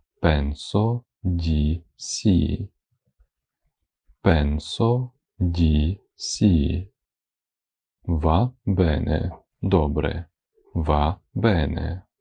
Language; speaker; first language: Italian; non-native, fluent; Ukrainian